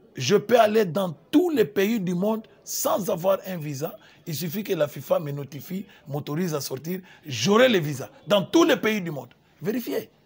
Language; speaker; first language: French; non-native, local second language; Lingala